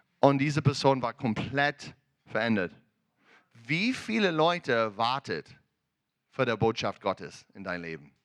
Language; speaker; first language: German; non-native, learner; English